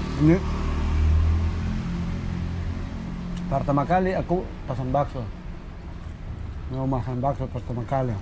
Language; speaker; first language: Indonesian; non-native, learner; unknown